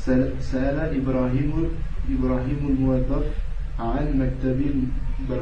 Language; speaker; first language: Arabic; non-native, learner; French